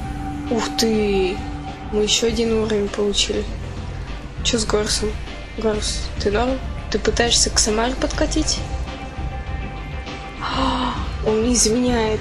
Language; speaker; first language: Russian; native; Russian